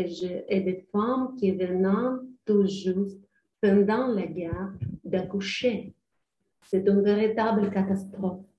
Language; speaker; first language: French; non-native, learner; Ukrainian